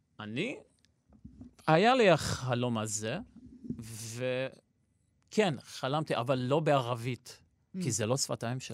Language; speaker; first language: Hebrew; non-native, local second language; Armenian